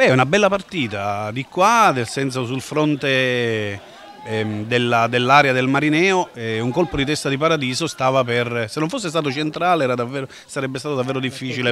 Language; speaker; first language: Italian; native; Italian